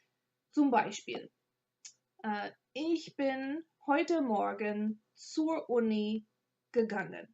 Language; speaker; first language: German; non-native, fluent; English